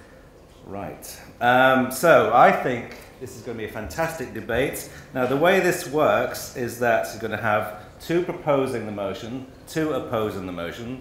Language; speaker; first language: English; native; English